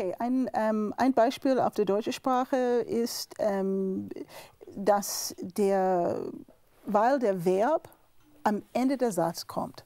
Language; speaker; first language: German; non-native, fluent; English